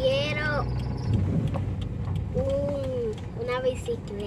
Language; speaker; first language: Spanish; early bilingual, other home language; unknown